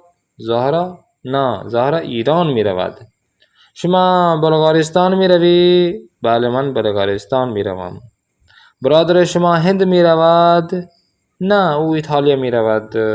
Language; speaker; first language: Persian; non-native, fluent; Urdu